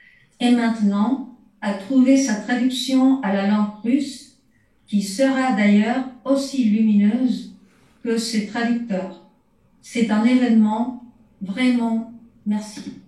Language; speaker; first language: French; native; French